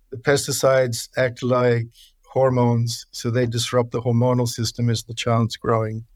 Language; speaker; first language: English; native; English